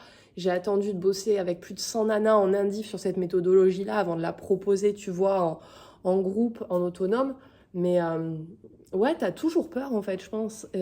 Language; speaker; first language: French; native; French